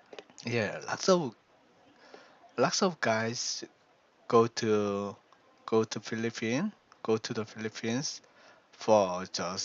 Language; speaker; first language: English; non-native, learner; Korean